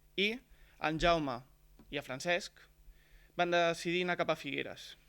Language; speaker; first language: Catalan; native; Catalan